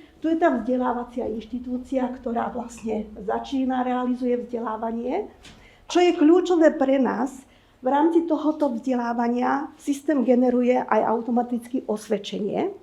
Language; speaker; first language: Slovak; native; Slovak